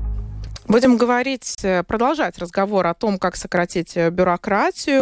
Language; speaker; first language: Russian; native; Russian